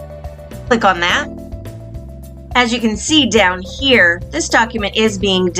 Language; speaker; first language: English; native; English